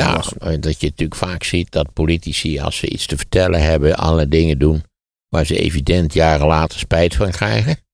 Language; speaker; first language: Dutch; native; Dutch